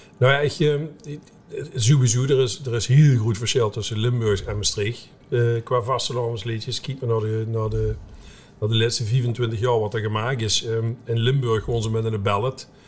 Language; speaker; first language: Dutch; native; Dutch